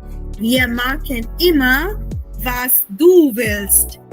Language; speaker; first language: German; non-native, fluent; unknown